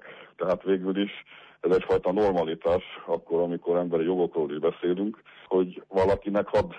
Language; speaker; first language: Hungarian; native; Hungarian